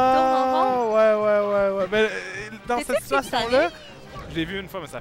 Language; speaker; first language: French; native; French